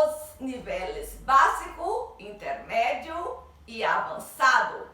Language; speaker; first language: Spanish; non-native, learner; Portuguese